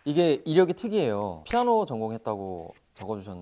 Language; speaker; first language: Korean; native; Korean